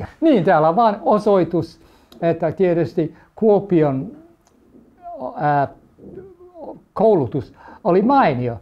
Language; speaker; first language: Finnish; non-native, fluent; English